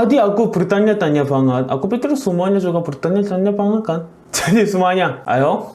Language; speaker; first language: Indonesian; non-native, learner; Korean